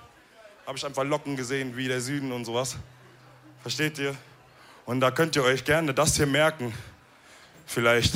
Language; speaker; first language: German; early bilingual, other home language; Wolof